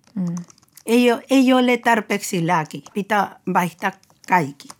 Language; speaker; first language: Finnish; non-native, fluent; Spanish